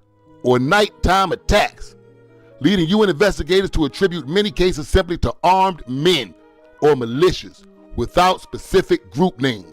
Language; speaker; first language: English; native; English